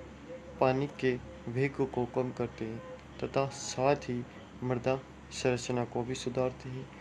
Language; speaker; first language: Hindi; native; Hindi